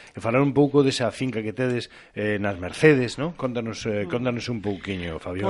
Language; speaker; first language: Galician; non-native, local second language; Spanish